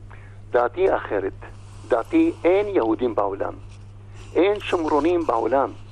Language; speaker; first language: Hebrew; non-native, local second language; Arabic